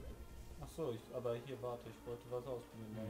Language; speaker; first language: German; native; German